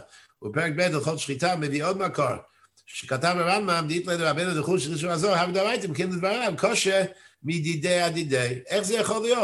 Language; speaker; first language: Hebrew; non-native, fluent; English